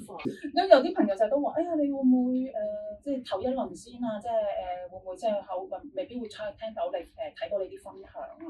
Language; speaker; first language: Cantonese; native; Cantonese